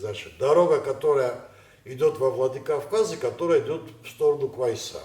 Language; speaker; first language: Russian; non-native, local second language; Ossetic